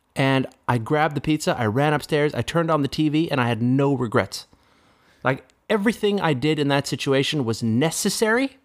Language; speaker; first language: English; non-native, fluent; Norwegian